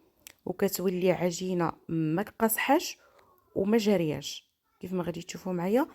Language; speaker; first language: Arabic; native; Arabic